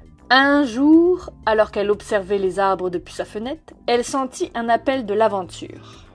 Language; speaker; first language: French; native; French